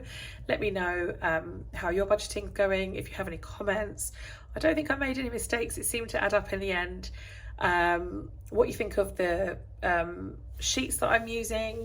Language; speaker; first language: English; native; English